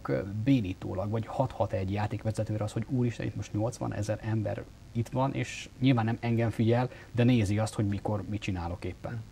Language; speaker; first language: Hungarian; native; Hungarian